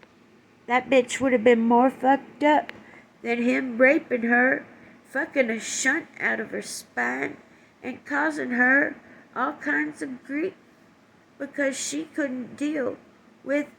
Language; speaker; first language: English; native; English